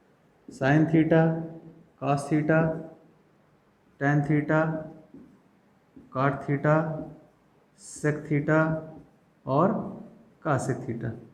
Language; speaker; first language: Hindi; native; Hindi